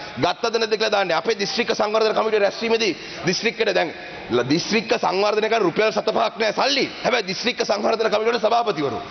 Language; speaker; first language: Sinhala; non-native, local second language; Tamil